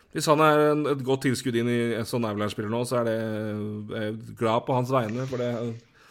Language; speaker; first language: Norwegian; native; Norwegian